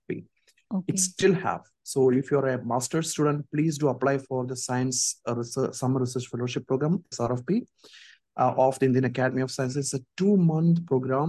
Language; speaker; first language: English; non-native, local second language; Malayalam